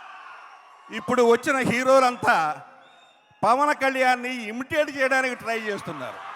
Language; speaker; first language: Telugu; native; Telugu